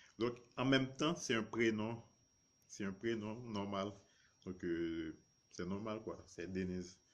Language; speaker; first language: French; non-native, local second language; Haitian Creole